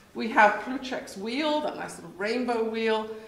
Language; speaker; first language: English; native; English